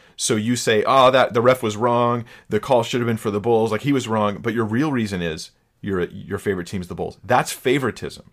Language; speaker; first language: English; native; English